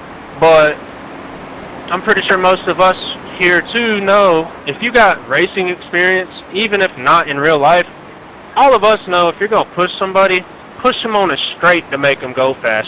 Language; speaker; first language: English; native; English